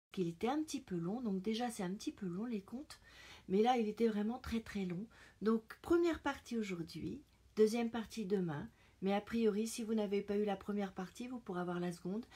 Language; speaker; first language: French; native; French